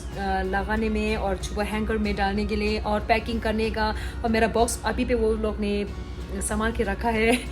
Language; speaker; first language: Hindi; non-native, local second language; Tibetan